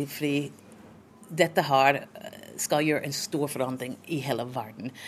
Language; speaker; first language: Norwegian; non-native, fluent; English